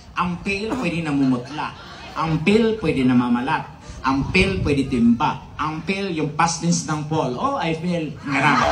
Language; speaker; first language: Filipino; non-native, local second language; Cebuano